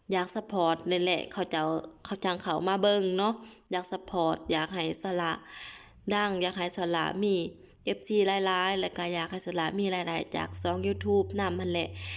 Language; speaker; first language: Lao; non-native, local second language; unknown